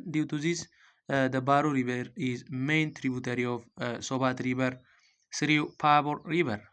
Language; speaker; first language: English; non-native, local second language; Amharic